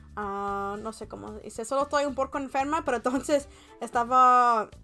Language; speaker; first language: Spanish; non-native, learner; English